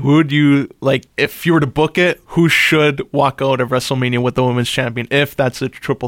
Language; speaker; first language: English; native; English